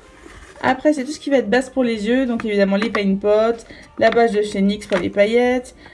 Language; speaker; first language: French; native; French